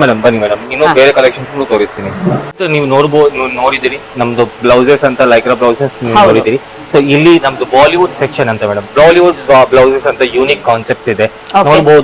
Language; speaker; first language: Kannada; non-native, local second language; Telugu